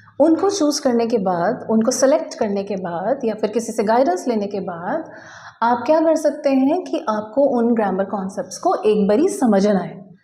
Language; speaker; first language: Hindi; native; Hindi